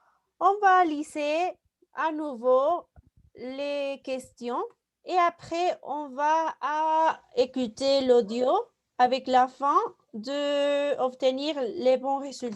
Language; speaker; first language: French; non-native, fluent; Spanish